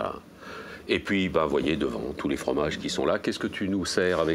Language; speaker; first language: French; native; French